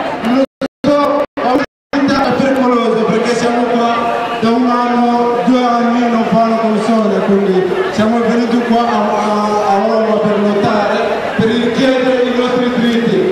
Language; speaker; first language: Italian; non-native, learner; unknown